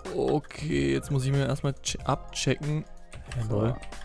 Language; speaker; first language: German; native; German